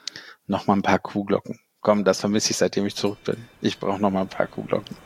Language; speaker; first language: German; native; German